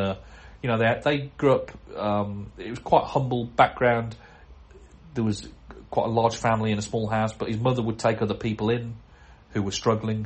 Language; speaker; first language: English; native; English